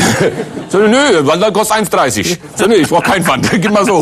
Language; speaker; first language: German; native; German